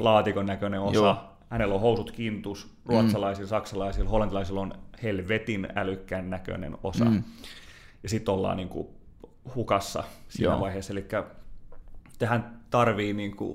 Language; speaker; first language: Finnish; native; Finnish